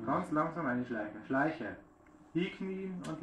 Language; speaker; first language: German; native; German